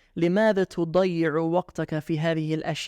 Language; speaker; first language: Arabic; non-native, fluent; English